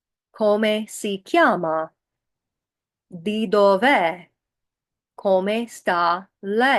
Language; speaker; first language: Italian; non-native, fluent; English